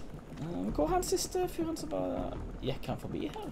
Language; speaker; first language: Norwegian; native; Norwegian